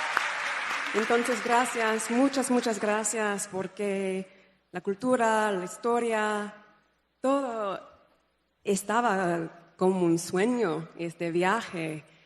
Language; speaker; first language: Spanish; non-native, fluent; English